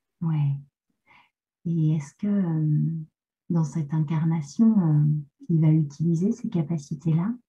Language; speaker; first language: French; native; French